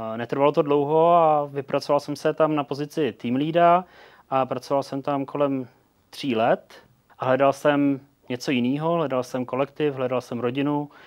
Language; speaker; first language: Czech; early bilingual, other home language; Polish